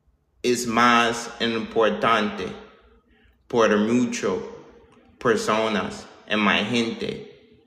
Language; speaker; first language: Spanish; non-native, learner; English